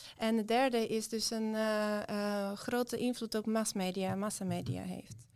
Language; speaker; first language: Dutch; non-native, fluent; Ukrainian